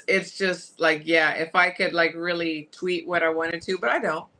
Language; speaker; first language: English; native; English